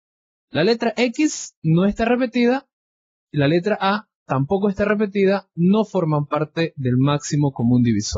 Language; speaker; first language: Spanish; native; Spanish